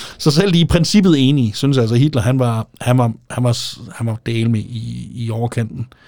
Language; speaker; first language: Danish; native; Danish